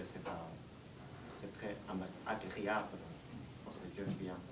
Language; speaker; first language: French; non-native, learner; Chinese